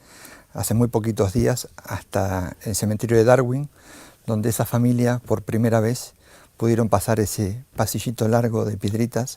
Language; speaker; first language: Spanish; native; Spanish